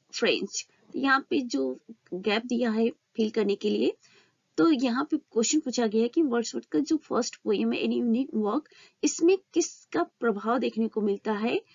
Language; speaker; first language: Hindi; native; Hindi